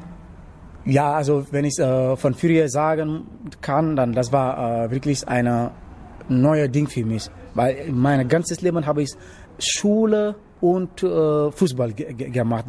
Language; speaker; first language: German; non-native, learner; Wolof